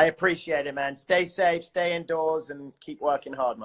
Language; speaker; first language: English; native; English